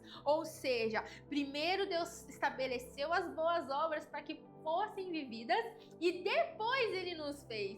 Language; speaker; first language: Portuguese; native; Portuguese